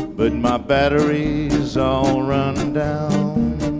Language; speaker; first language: English; native; English